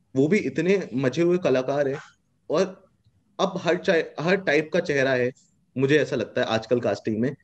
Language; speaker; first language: Hindi; native; Hindi